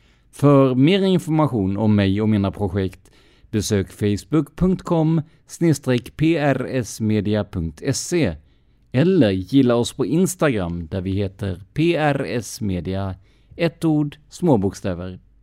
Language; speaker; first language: Swedish; native; Swedish